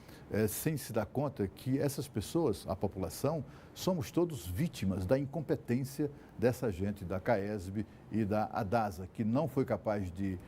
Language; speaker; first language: Portuguese; native; Portuguese